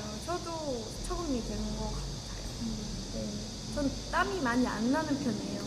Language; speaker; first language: Korean; non-native, fluent; Estonian